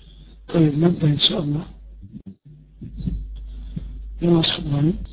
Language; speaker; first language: Arabic; native; Arabic